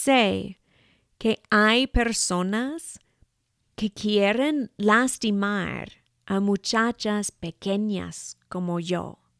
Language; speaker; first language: Spanish; non-native, fluent; English